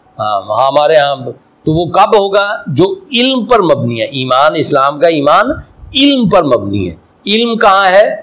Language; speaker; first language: Urdu; non-native, local second language; Punjabi